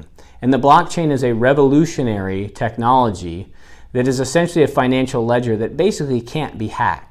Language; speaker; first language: English; native; English